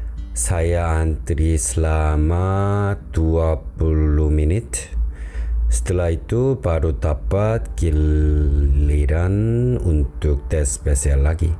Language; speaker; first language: Indonesian; non-native, learner; Korean